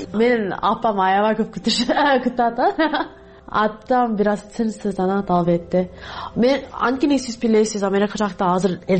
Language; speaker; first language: Kyrgyz; non-native, fluent; English